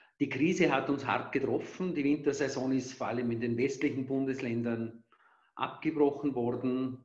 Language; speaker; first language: German; native; German